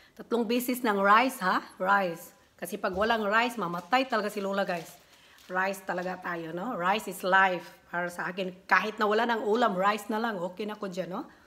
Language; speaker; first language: Filipino; non-native, local second language; Cebuano